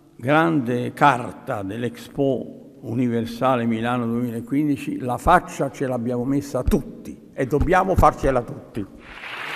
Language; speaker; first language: Italian; native; Italian